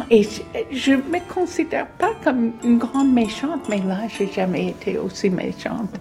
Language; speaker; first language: French; non-native, fluent; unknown